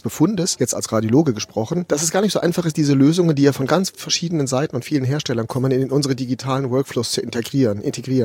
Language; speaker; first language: German; native; German